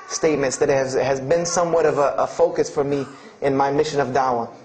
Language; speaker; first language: English; native; English